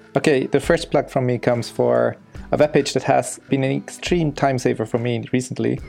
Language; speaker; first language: English; non-native, fluent; German